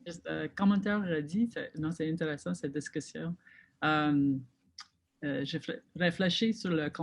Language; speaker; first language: French; non-native, fluent; English